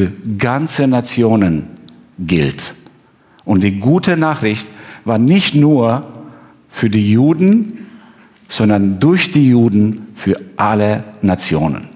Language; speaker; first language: German; non-native, fluent; Albanian